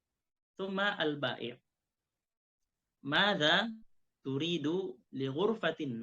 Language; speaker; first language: Arabic; non-native, fluent; Indonesian